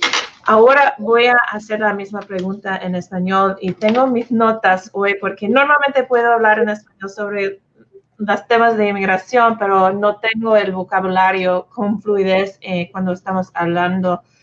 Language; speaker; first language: Spanish; non-native, fluent; English